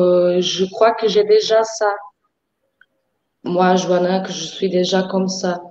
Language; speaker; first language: French; non-native, fluent; Portuguese